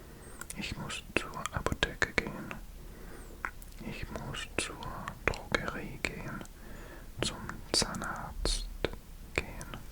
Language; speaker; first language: German; non-native, learner; English